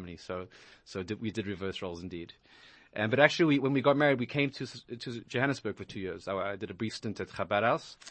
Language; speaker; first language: English; native; English